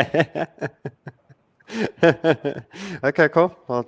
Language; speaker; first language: English; native; English